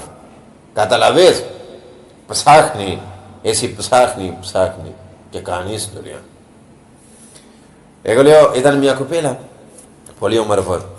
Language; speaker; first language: Greek; non-native, learner; Punjabi